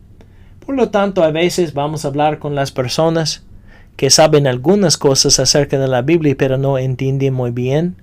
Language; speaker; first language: Spanish; non-native, fluent; English